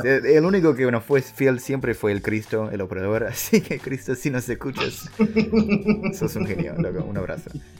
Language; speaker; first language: Spanish; non-native, fluent; English